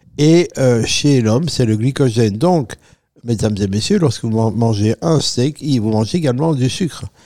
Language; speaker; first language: French; non-native, fluent; Italian